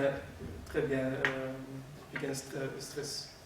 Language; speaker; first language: French; non-native, learner; Dutch